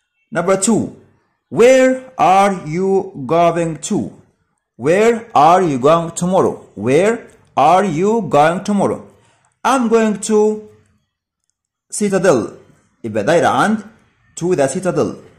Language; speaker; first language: English; non-native, fluent; Arabic